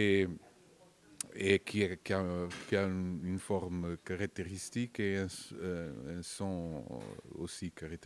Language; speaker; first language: French; non-native, fluent; Portuguese